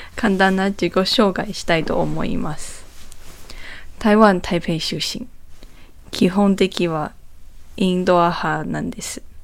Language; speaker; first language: Japanese; non-native, learner; Chinese